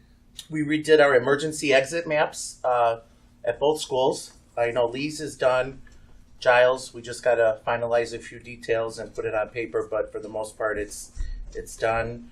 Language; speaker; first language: English; native; English